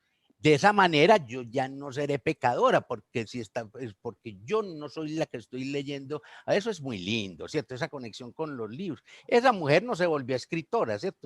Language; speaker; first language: Spanish; native; Spanish